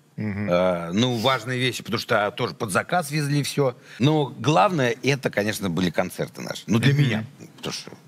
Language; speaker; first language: Russian; native; Russian